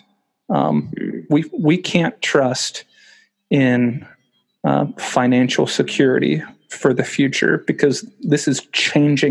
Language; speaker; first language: English; native; English